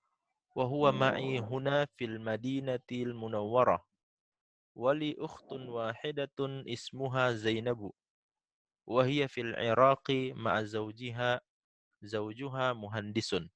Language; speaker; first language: Arabic; non-native, fluent; Indonesian